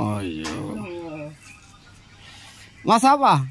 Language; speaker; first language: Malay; non-native, learner; Bangla